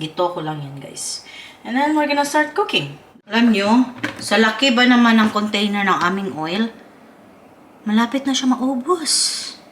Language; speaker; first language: Filipino; non-native, local second language; Cebuano